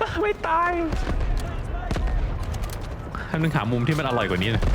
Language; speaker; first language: Thai; native; Thai